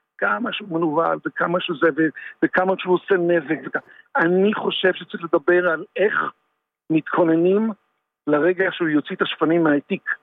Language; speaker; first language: Hebrew; native; Hebrew